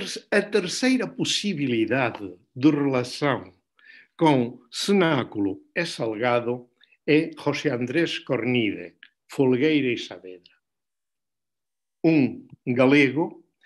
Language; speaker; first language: Portuguese; non-native, fluent; Spanish